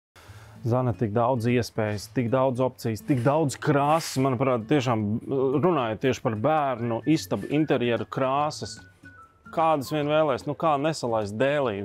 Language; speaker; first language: Latvian; native; Latvian